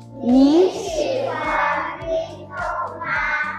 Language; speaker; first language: Chinese; non-native, learner; Thai